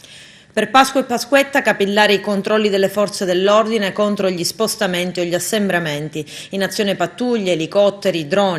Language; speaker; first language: Italian; native; Italian